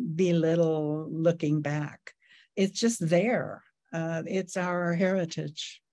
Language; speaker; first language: English; native; English